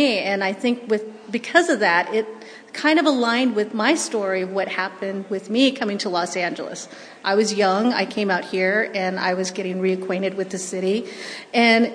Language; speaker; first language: English; early bilingual, other home language; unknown